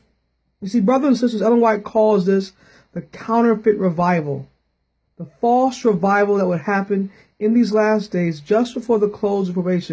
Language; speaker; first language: English; native; English